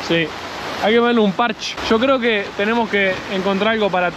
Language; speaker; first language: Spanish; native; Spanish